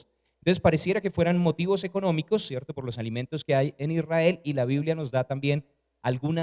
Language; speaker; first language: Spanish; native; Spanish